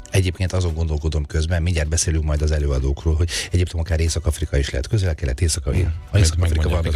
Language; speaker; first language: Hungarian; native; Hungarian